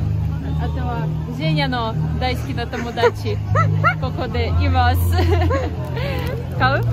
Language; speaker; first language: Japanese; non-native, learner; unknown